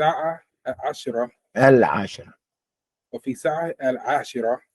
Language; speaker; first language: Arabic; non-native, learner; English